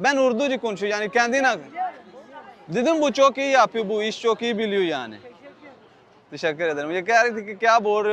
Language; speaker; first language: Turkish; non-native, learner; Urdu